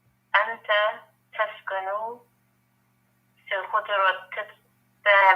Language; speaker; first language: Arabic; non-native, learner; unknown